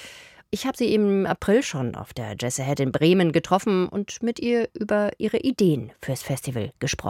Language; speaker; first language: German; native; German